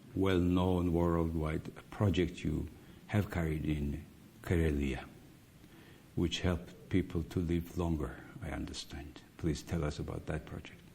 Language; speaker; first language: English; non-native, fluent; Mongolian